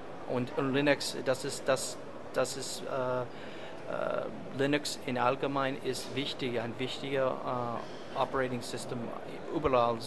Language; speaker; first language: German; non-native, learner; English